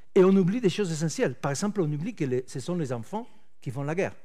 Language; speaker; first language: French; non-native, fluent; Spanish